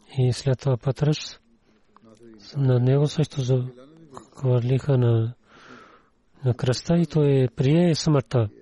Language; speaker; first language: Bulgarian; non-native, learner; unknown